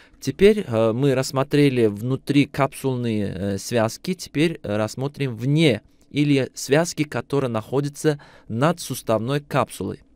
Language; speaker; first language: Russian; non-native, local second language; Uzbek